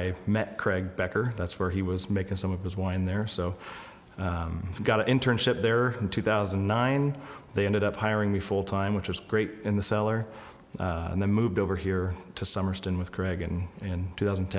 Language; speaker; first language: English; native; English